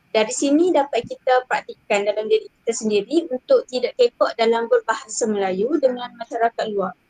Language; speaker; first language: Malay; native; Malay